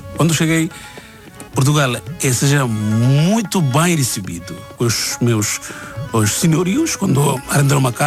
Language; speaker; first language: Portuguese; non-native, learner; Bangla